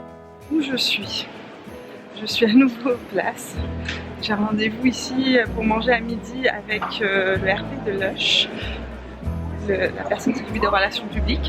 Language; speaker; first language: French; native; French